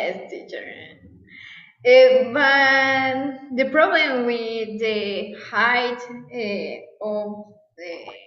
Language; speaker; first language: English; non-native, learner; Spanish